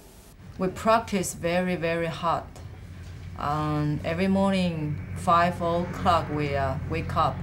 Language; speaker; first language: English; non-native, learner; Chinese